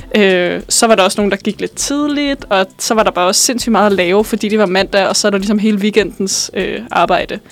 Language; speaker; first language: Danish; native; Danish